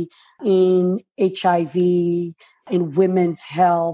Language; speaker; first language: English; non-native, local second language; Krio